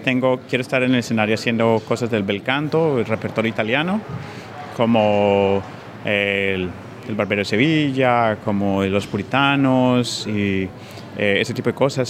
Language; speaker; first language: Spanish; native; Spanish